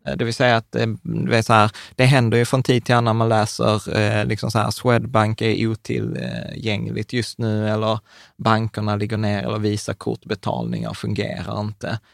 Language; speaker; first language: Swedish; early bilingual, other home language; Czech